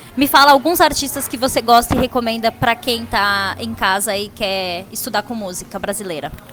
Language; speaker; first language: Portuguese; native; Portuguese